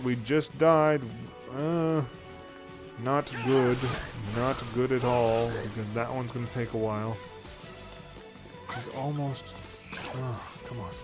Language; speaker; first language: English; native; English